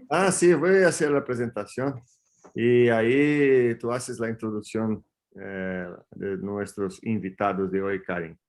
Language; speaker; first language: Spanish; non-native, fluent; Portuguese